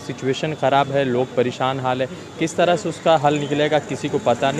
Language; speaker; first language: Hindi; native; Hindi